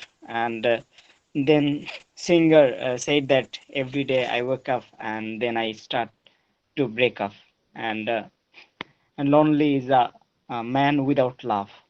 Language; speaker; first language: English; non-native, learner; Bangla